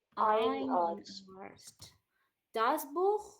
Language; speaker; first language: German; non-native, learner; Urdu